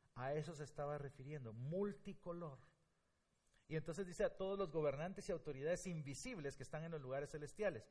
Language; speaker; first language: Spanish; native; Spanish